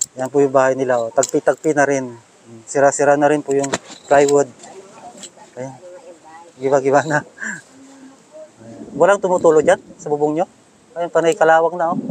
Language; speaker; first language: Filipino; non-native, local second language; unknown